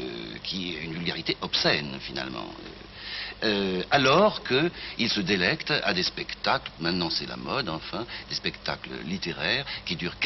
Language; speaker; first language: French; native; French